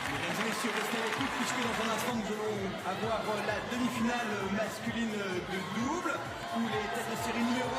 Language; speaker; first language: French; native; French